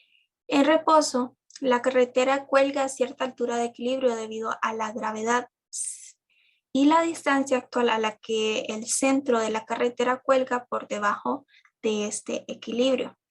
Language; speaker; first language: Spanish; native; Spanish